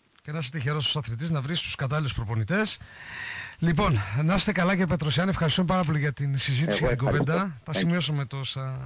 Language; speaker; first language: Greek; native; Greek